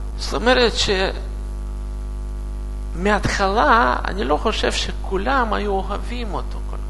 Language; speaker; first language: Hebrew; non-native, learner; Russian